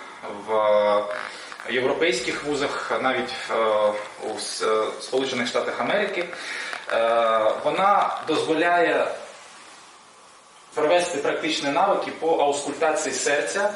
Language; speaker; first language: Ukrainian; native; Ukrainian